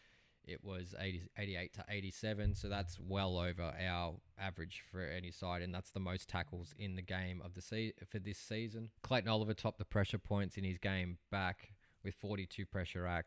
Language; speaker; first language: English; native; English